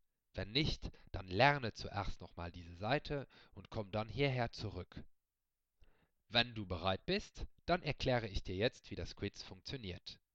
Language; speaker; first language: German; non-native, local second language; Luxembourgish